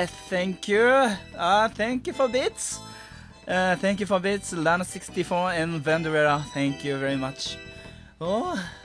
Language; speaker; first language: English; non-native, learner; Japanese